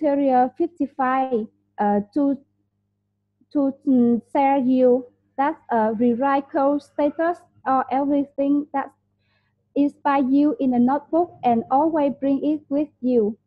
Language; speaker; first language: English; non-native, learner; Vietnamese